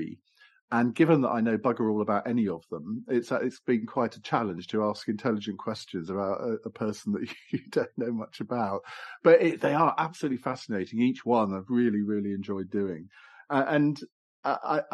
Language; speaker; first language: English; native; English